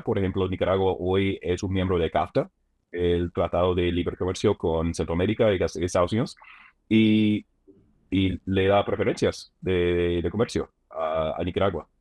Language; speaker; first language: Spanish; non-native, fluent; English